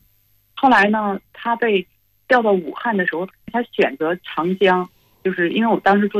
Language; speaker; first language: Chinese; native; Chinese